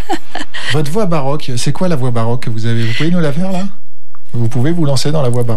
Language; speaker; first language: French; native; French